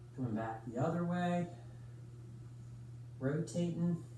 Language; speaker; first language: English; native; English